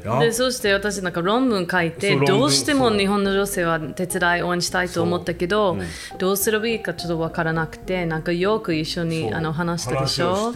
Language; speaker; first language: Japanese; non-native, fluent; English